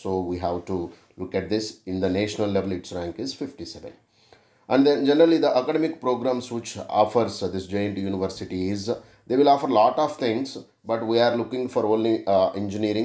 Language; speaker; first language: English; non-native, local second language; Telugu